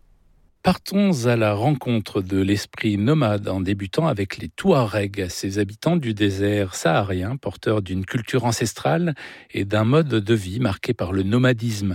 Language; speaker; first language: French; native; French